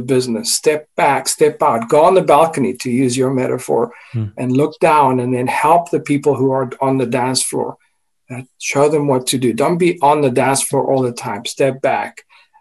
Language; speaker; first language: English; non-native, fluent; Greek